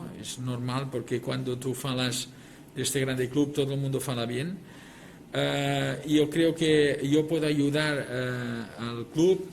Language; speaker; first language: Spanish; non-native, local second language; Catalan